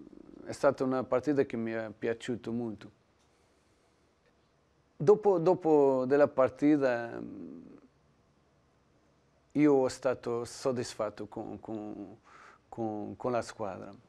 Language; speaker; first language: Italian; non-native, learner; Portuguese